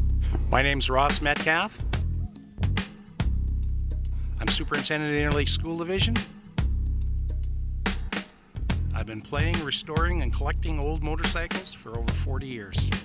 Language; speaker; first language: English; native; English